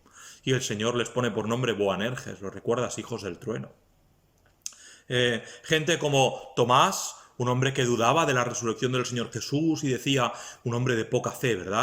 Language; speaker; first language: Spanish; native; Spanish